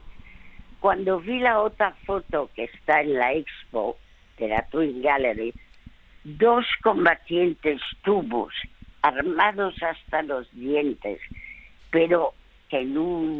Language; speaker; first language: Spanish; early bilingual, other home language; French